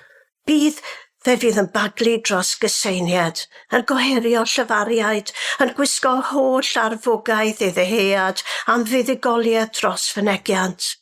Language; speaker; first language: Welsh; native; Welsh